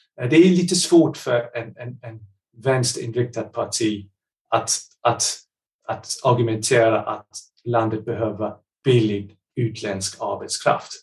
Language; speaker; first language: Swedish; non-native, fluent; English